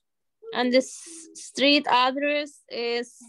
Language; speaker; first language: English; non-native, learner; Spanish